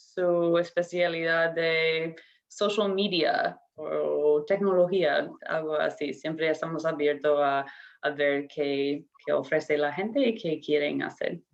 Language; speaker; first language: Spanish; non-native, fluent; English